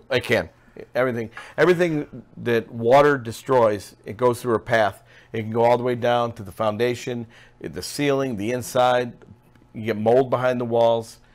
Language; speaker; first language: English; native; English